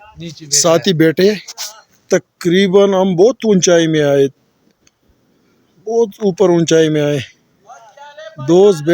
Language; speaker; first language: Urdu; non-native, local second language; Pashto